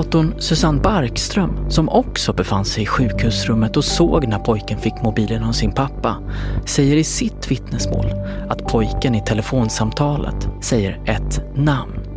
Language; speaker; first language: Swedish; native; Swedish